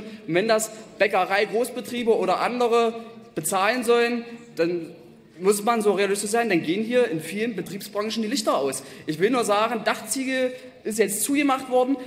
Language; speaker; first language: German; native; German